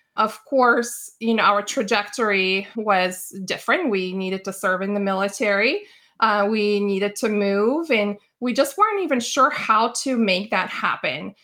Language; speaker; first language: English; non-native, fluent; Bulgarian